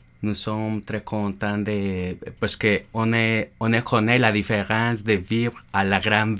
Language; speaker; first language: French; non-native, learner; Spanish